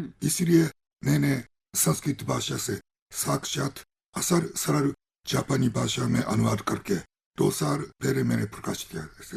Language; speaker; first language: Hindi; non-native, fluent; Japanese